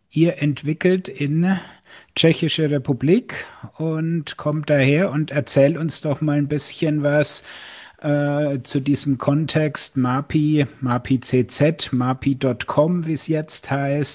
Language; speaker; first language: German; native; German